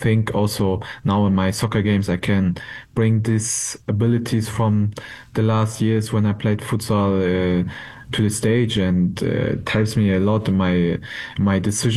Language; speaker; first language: English; non-native, fluent; German